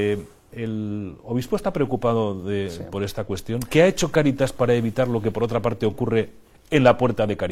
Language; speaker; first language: Spanish; native; Spanish